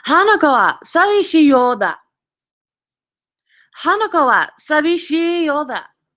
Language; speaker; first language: Japanese; non-native, fluent; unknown